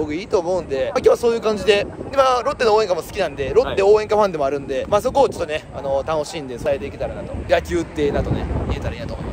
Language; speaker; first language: Japanese; native; Japanese